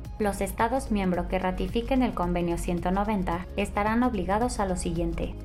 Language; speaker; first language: Spanish; native; Spanish